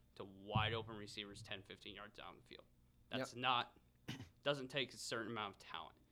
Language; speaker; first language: English; native; English